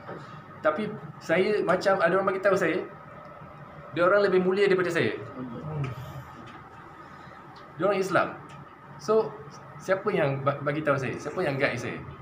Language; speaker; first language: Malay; non-native, local second language; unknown